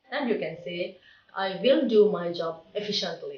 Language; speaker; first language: English; non-native, local second language; Sinhala